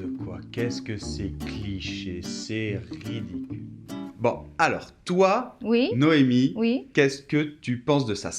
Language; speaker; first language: French; native; French